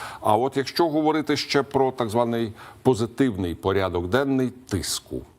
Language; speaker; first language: Ukrainian; native; Ukrainian